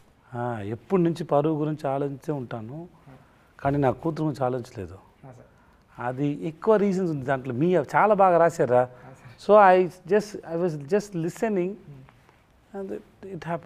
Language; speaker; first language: Telugu; non-native, learner; Tamil